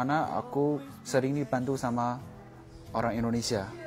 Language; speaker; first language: Indonesian; non-native, fluent; Chinese